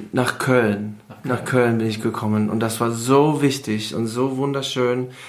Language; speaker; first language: German; non-native, fluent; English